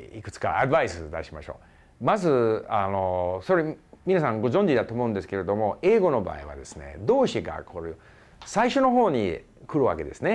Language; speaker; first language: Japanese; non-native, fluent; English